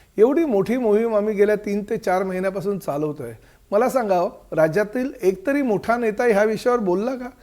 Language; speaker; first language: Marathi; native; Marathi